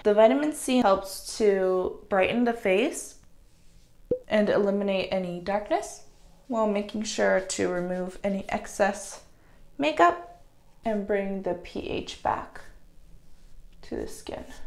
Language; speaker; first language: English; early bilingual, other home language; Korean